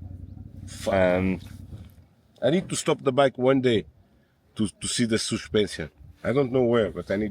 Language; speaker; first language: English; non-native, learner; Portuguese